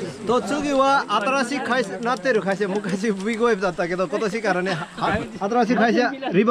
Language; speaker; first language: Japanese; non-native, learner; Nepali